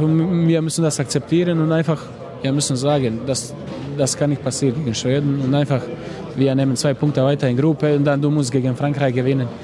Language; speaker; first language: German; non-native, learner; Croatian